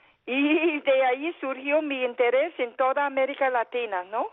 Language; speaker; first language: Spanish; non-native, fluent; Chinese